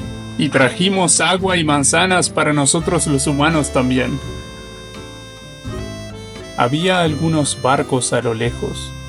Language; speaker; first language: Spanish; native; Spanish